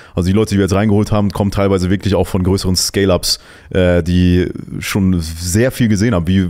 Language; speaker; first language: German; native; German